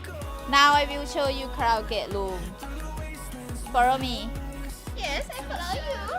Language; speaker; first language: English; non-native, learner; Thai